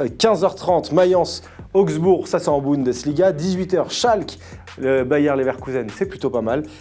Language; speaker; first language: French; native; French